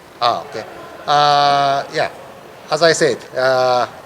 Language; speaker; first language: English; non-native, learner; Japanese